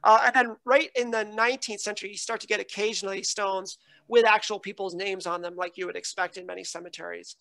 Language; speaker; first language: English; native; English